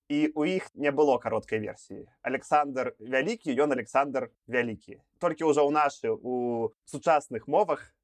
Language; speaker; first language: Belarusian; non-native, local second language; Russian